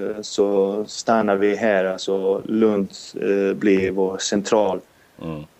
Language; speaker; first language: Swedish; non-native, fluent; Serbian